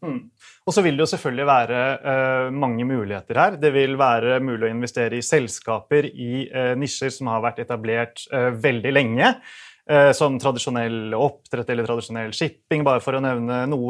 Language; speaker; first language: Norwegian; native; Norwegian